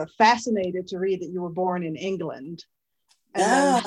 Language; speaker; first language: English; native; English